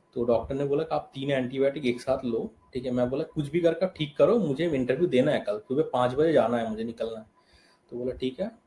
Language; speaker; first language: Hindi; non-native, local second language; Bangla